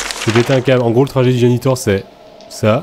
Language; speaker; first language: French; native; French